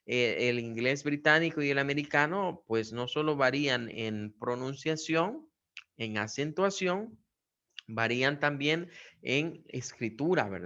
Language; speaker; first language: Spanish; native; Spanish